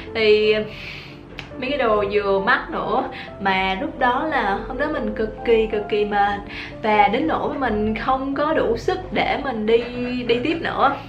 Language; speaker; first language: Vietnamese; native; Vietnamese